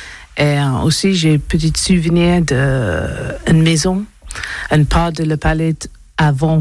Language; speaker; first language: French; non-native, learner; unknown